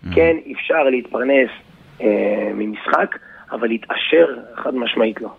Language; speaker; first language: Hebrew; native; Hebrew